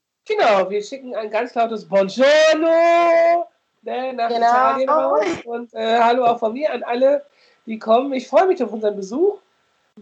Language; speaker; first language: German; native; German